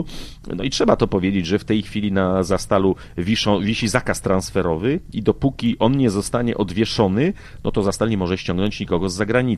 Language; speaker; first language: Polish; native; Polish